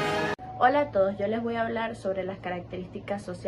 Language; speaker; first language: Spanish; native; Spanish